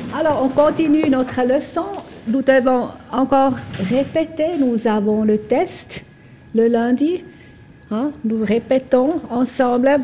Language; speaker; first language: French; non-native, local second language; Swiss German